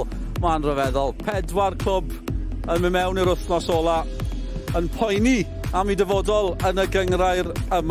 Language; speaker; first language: Welsh; native; Welsh